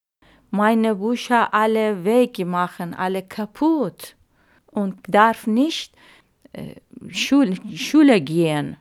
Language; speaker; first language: German; non-native, learner; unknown